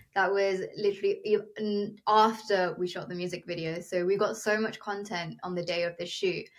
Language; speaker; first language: English; non-native, local second language; Telugu